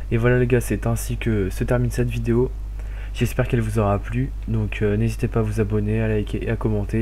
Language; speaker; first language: French; native; French